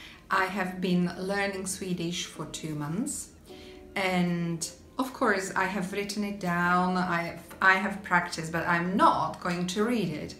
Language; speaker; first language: English; non-native, fluent; Slovak